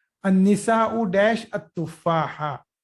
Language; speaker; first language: Arabic; non-native, fluent; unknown